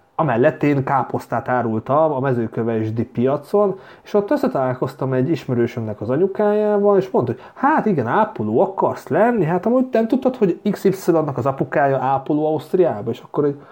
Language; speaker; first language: Hungarian; native; Hungarian